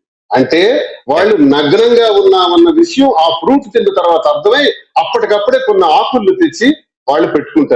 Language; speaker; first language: Telugu; native; Telugu